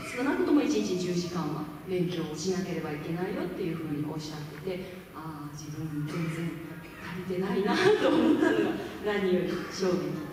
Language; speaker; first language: Japanese; native; Japanese